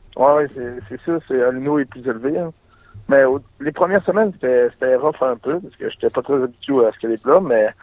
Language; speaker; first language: French; native; French